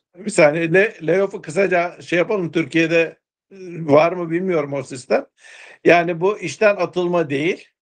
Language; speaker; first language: Turkish; native; Turkish